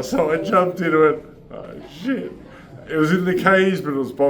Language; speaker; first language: English; native; English